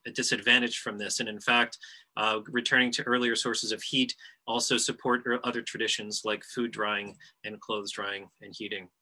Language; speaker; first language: English; native; English